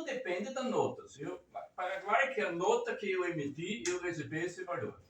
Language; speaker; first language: Portuguese; non-native, learner; German